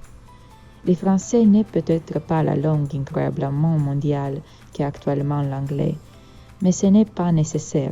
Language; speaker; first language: French; non-native, fluent; Romanian